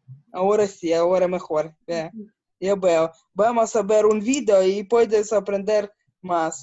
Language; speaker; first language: Spanish; non-native, learner; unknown